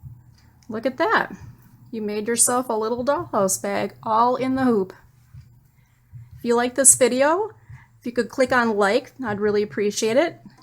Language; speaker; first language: English; native; English